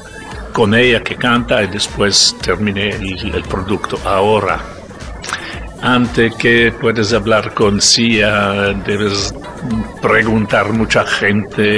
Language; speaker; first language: Spanish; non-native, learner; Italian